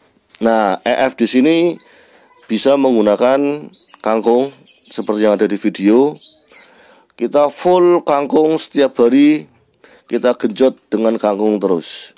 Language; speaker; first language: Indonesian; native; Indonesian